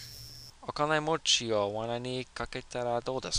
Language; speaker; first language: Japanese; non-native, learner; English